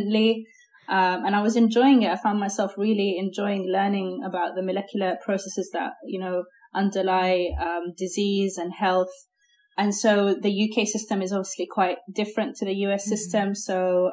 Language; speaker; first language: English; native; English